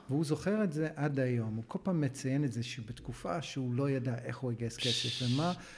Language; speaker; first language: Hebrew; non-native, fluent; English